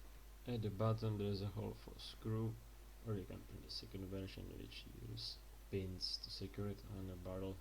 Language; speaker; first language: English; non-native, fluent; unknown